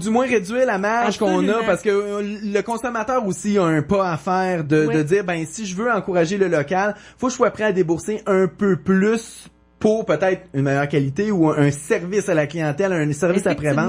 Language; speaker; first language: French; native; French